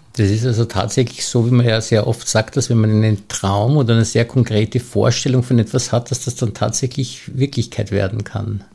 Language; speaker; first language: German; native; German